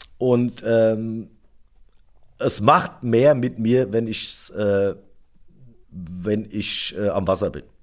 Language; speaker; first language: German; native; German